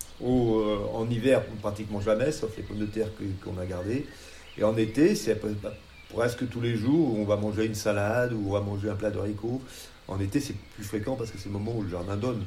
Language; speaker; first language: French; native; French